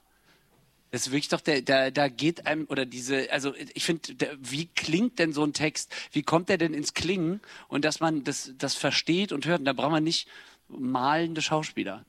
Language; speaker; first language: German; native; German